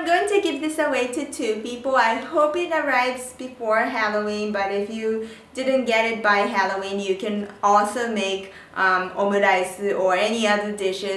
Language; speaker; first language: English; non-native, fluent; Japanese